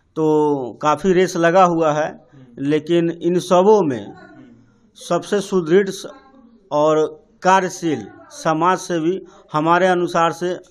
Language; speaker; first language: Hindi; native; Hindi